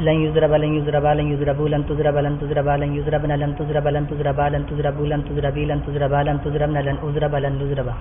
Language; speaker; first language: Arabic; non-native, learner; Urdu